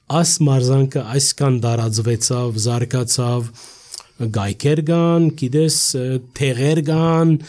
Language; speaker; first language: Armenian; early bilingual, heritage; Armenian